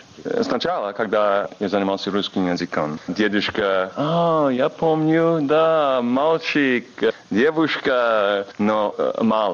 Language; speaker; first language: Russian; non-native, learner; English